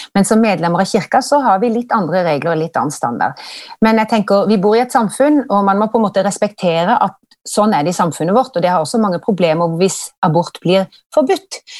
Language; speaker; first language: Norwegian; native; Norwegian